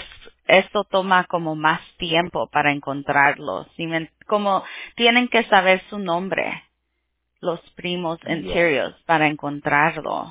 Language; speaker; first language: Spanish; early bilingual, heritage; Spanish